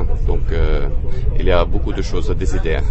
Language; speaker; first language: French; non-native, fluent; Norwegian